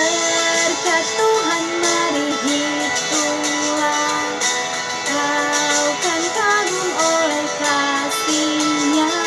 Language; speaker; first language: Indonesian; native; Indonesian